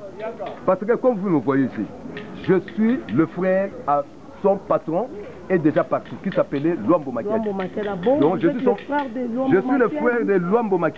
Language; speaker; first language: French; non-native, local second language; Lingala